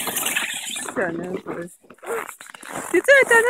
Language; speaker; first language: French; native; French